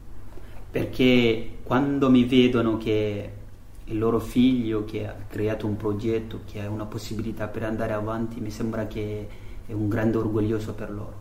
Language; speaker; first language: Italian; non-native, learner; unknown